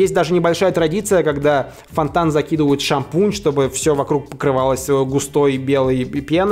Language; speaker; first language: Russian; native; Russian